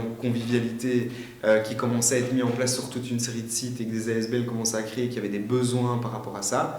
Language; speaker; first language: French; native; French